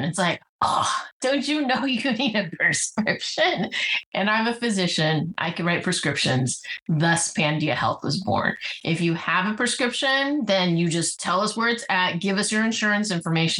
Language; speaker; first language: English; native; English